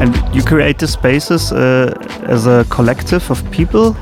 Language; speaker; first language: English; non-native, fluent; German